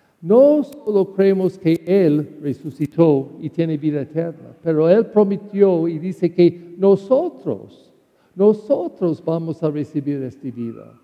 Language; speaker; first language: Spanish; non-native, learner; English